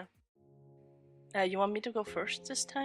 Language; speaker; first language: English; native; English